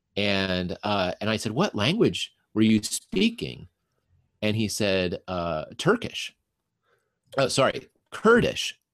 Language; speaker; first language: English; native; English